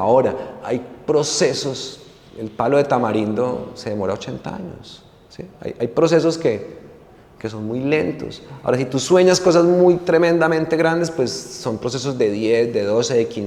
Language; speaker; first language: Spanish; native; Spanish